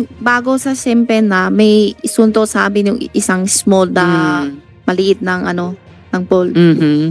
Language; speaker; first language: Filipino; non-native, learner; Chinese